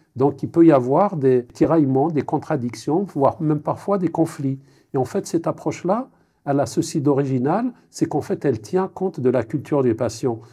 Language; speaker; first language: French; non-native, local second language; Kabyle